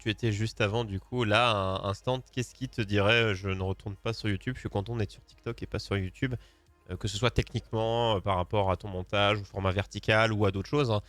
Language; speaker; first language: French; native; French